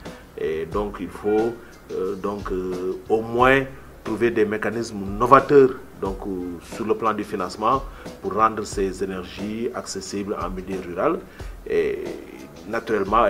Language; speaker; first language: French; non-native, local second language; Wolof